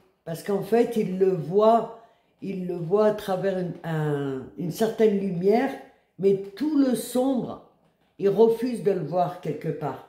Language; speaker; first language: French; native; French